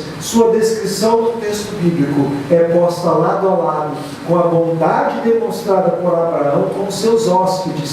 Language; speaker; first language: Portuguese; native; Portuguese